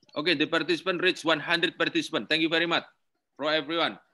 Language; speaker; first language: English; non-native, learner; Indonesian